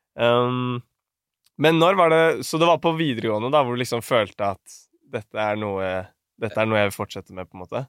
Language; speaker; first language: Norwegian; native; Norwegian